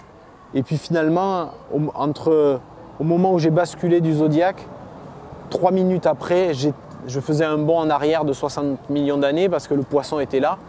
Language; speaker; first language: French; native; French